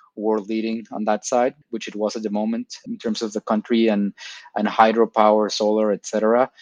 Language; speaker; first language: English; non-native, fluent; Spanish